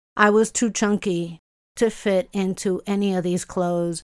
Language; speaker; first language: English; early bilingual, other home language; Spanish